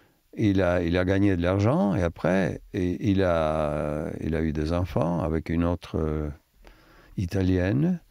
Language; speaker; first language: French; non-native, fluent; Italian